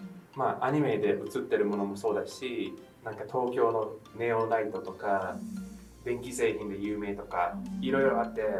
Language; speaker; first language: Japanese; non-native, fluent; English